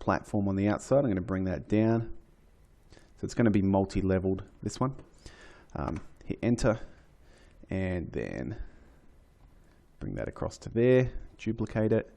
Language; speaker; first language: English; native; English